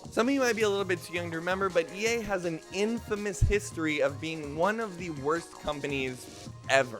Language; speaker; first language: English; native; English